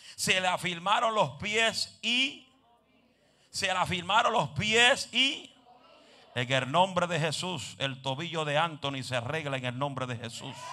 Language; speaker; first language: Spanish; early bilingual, heritage; Spanish